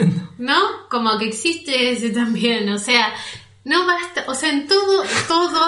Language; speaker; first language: Spanish; native; Spanish